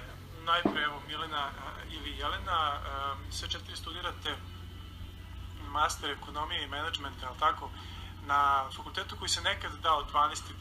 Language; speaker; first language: Serbian; native; Serbian